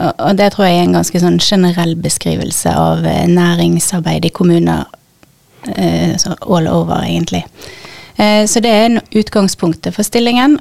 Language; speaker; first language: Norwegian; native; Norwegian